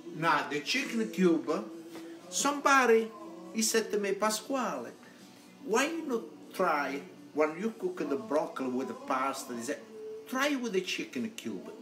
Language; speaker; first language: English; non-native, learner; Italian